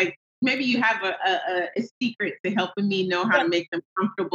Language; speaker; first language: English; non-native, local second language; Yoruba